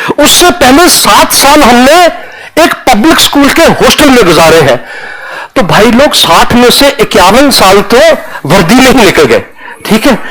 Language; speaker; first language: Hindi; non-native, local second language; Punjabi